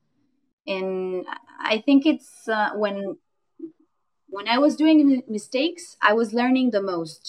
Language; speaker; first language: English; non-native, fluent; Spanish